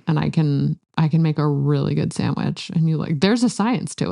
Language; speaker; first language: English; native; English